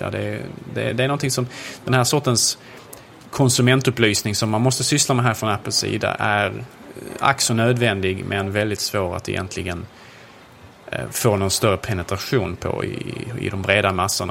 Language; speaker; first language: Swedish; native; Swedish